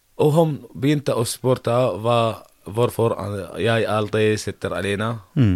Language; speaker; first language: Norwegian; non-native, learner; Arabic